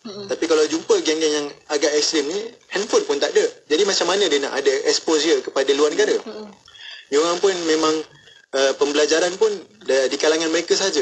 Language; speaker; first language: Malay; native; Malay